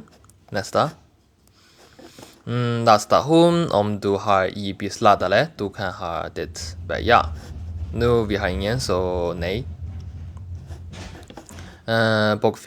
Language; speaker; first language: Swedish; non-native, learner; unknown